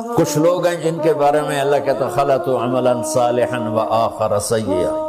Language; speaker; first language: Urdu; non-native, local second language; Punjabi